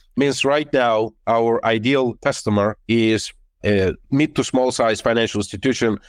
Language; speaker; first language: English; non-native, fluent; Lithuanian